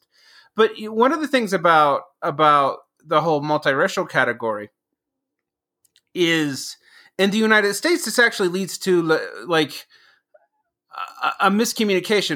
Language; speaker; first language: English; native; English